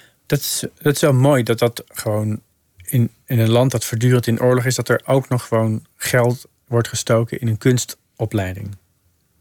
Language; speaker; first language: Dutch; native; Dutch